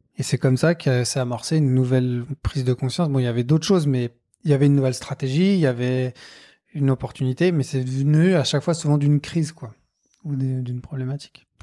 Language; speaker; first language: French; native; French